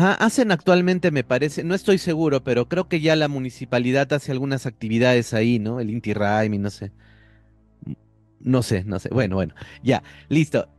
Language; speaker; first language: Spanish; native; Spanish